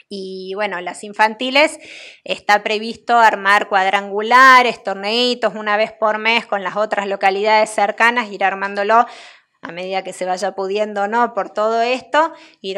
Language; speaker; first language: Spanish; native; Spanish